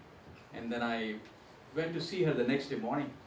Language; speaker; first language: English; non-native, local second language; Gujarati